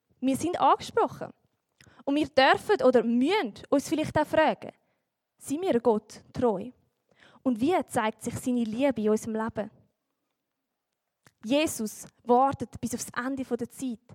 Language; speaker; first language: German; native; German